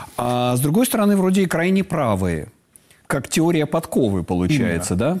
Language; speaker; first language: Russian; native; Russian